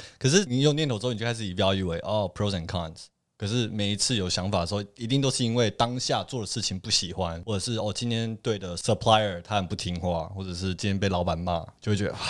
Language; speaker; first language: Chinese; early bilingual, heritage; Chinese